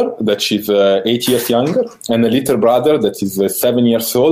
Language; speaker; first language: English; non-native, fluent; Italian